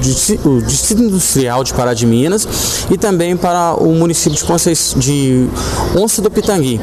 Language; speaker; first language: Portuguese; native; Portuguese